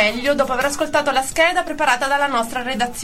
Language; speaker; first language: Italian; native; Italian